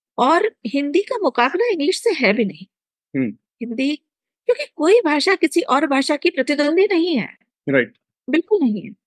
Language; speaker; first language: Hindi; native; Hindi